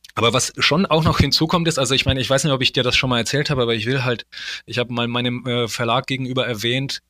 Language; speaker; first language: German; early bilingual, other home language; Polish